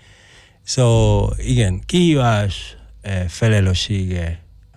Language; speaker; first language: Hungarian; non-native, fluent; Spanish